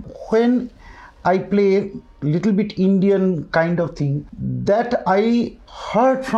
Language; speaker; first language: English; non-native, local second language; Bangla